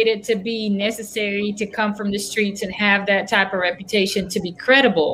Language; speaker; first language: English; non-native, fluent; Dutch